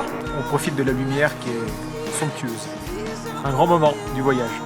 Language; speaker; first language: French; native; French